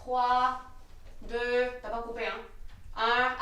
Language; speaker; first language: French; native; French